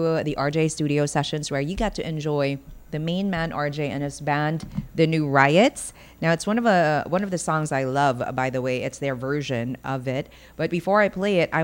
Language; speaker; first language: English; non-native, local second language; Cebuano